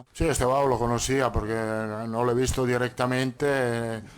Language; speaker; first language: Spanish; non-native, fluent; Italian